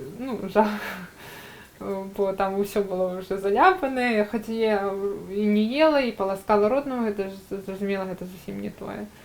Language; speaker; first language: Belarusian; native; Belarusian